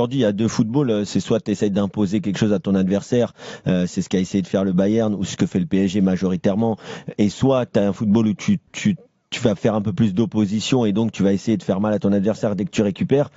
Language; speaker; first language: French; native; French